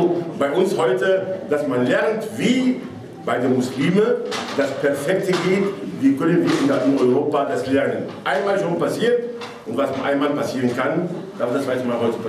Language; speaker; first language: German; non-native, fluent; Arabic